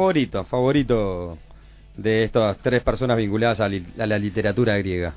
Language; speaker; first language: Spanish; native; Spanish